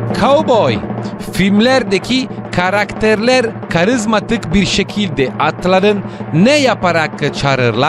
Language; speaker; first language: Turkish; non-native, learner; Italian